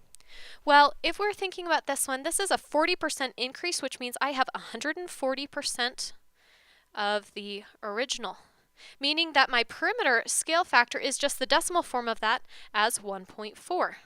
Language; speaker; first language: English; native; English